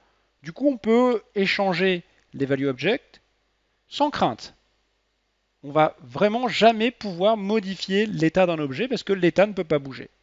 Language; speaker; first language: French; native; French